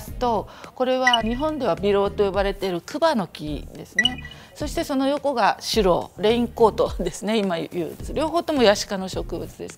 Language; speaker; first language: Japanese; native; Japanese